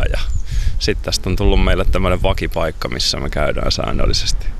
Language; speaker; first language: Finnish; native; Finnish